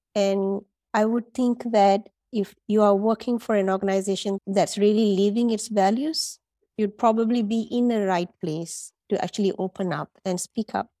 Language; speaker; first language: English; non-native, local second language; Tamil